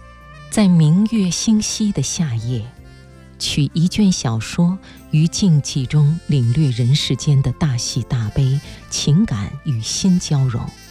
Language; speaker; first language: Chinese; native; Chinese